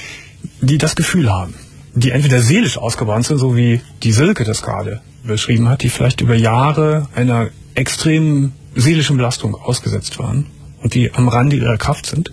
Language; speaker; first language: German; native; German